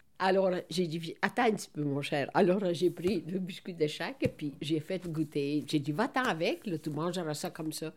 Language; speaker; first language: French; non-native, fluent; Italian